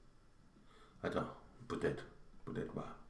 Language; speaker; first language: French; non-native, learner; English